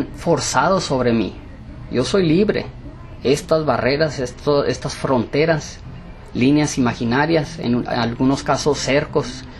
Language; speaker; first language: Spanish; early bilingual, heritage; Spanish